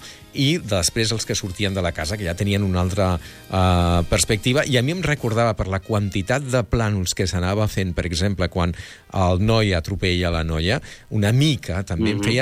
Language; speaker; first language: Catalan; native; Catalan